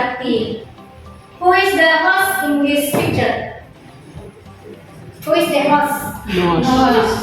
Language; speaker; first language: English; non-native, fluent; Indonesian